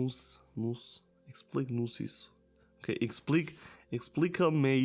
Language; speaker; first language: Portuguese; non-native, learner; German